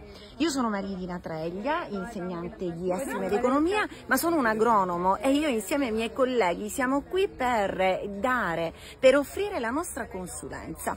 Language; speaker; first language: Italian; native; Italian